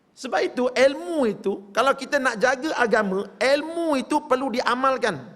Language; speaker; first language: Malay; native; Malay